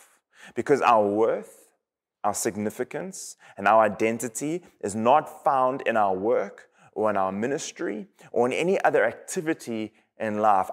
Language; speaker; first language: English; native; English